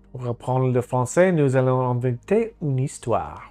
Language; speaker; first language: French; non-native, learner; English